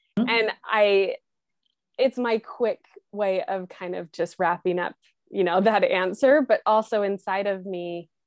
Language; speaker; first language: English; native; English